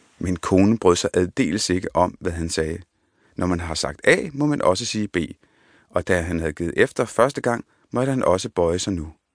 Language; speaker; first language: Danish; early bilingual, other home language; Punjabi